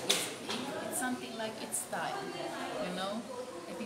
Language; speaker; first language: English; non-native, fluent; Romanian